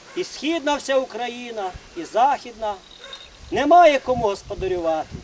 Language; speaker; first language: Ukrainian; native; Ukrainian